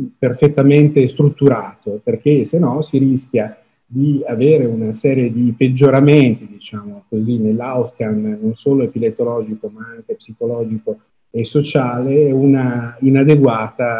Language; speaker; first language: Italian; native; Italian